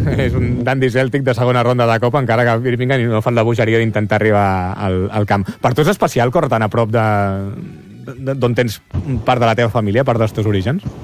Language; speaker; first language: Catalan; native; Catalan